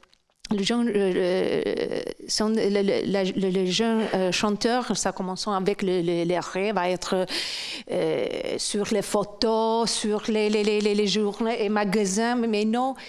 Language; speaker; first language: French; non-native, fluent; Albanian